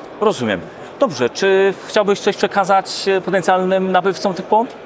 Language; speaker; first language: Polish; native; Polish